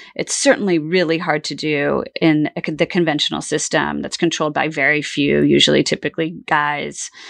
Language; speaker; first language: English; native; English